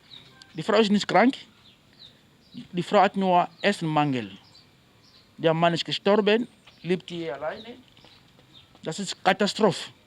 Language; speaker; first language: German; non-native, learner; Portuguese